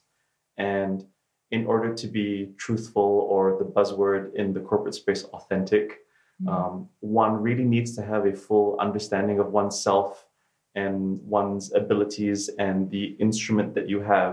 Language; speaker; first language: English; native; English